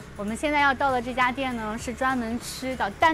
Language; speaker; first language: Chinese; native; Chinese